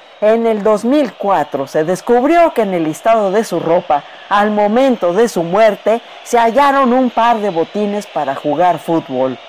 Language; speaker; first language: Spanish; native; Spanish